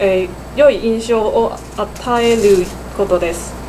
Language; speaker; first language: Japanese; non-native, learner; Cantonese